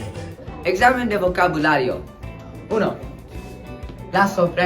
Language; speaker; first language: Spanish; non-native, learner; English